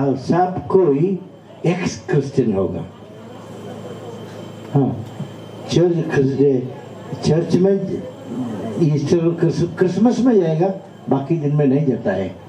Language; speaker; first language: Hindi; non-native, local second language; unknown